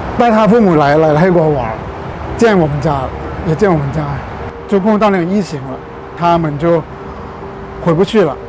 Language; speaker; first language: Chinese; non-native, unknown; Thai